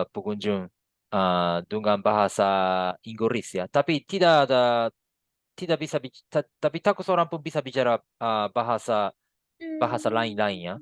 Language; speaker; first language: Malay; non-native, fluent; Japanese